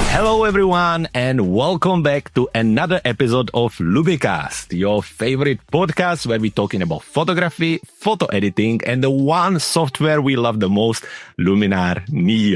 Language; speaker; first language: English; non-native, fluent; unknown